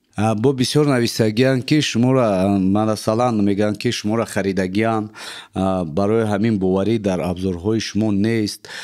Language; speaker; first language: Tajik; non-native, local second language; Uzbek